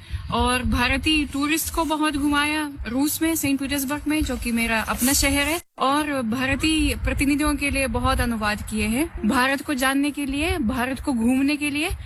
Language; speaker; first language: Hindi; non-native, fluent; Russian